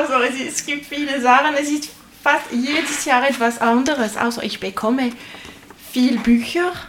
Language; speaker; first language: German; non-native, learner; French